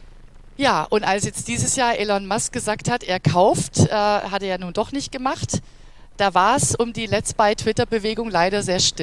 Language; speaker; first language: German; native; German